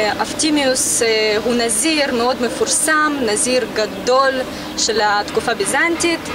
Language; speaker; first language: Hebrew; non-native, fluent; Russian